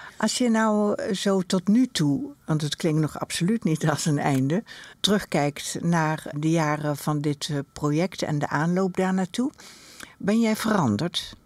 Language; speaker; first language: Dutch; native; Dutch